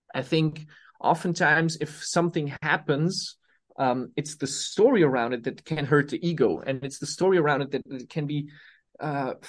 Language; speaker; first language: English; non-native, fluent; Serbian